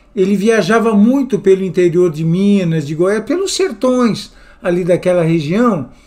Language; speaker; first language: Portuguese; native; Portuguese